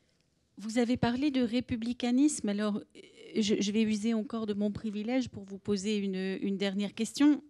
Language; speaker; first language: French; native; French